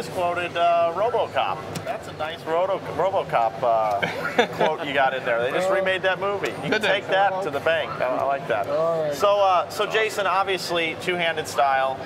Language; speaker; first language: English; native; English